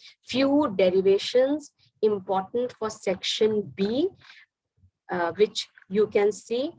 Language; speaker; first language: English; non-native, local second language; Hindi